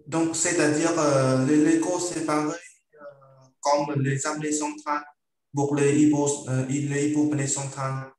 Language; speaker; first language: French; non-native, learner; Vietnamese